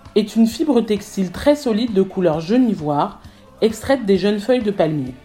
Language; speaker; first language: French; native; French